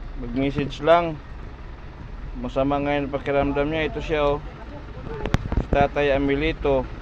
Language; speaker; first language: Filipino; non-native, local second language; Hiligaynon